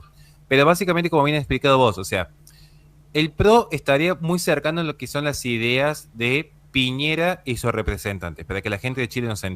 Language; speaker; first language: Spanish; native; Spanish